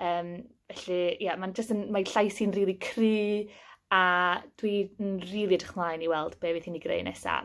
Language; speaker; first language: Welsh; native; Welsh